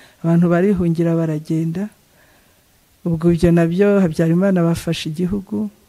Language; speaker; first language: Kinyarwanda; native; Kinyarwanda